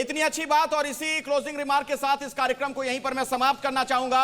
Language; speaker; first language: Hindi; native; Hindi